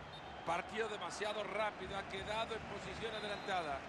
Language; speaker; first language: Spanish; native; Spanish